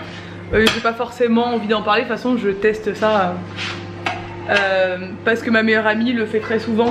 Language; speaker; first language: French; native; French